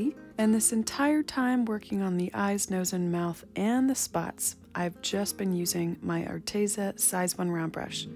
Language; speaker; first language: English; native; English